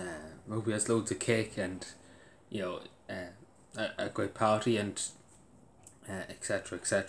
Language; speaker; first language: English; native; English